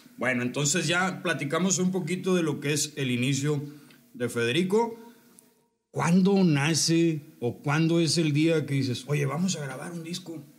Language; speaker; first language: Spanish; native; Spanish